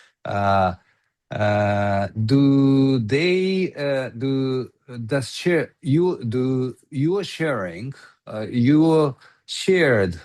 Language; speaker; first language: English; non-native, learner; Japanese